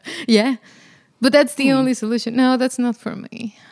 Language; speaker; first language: English; non-native, fluent; Spanish